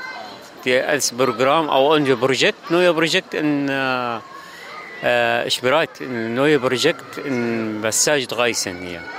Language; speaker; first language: German; non-native, learner; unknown